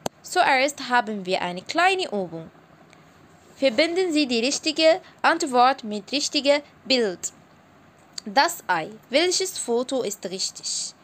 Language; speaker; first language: German; non-native, fluent; Arabic